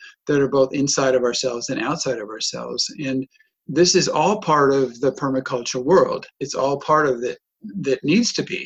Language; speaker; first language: English; native; English